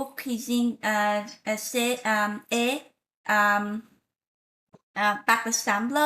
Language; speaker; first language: French; non-native, learner; Vietnamese